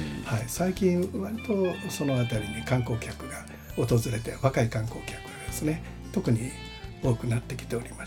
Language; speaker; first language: Japanese; native; Japanese